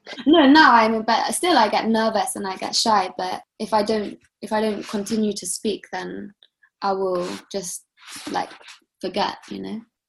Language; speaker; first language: English; native; English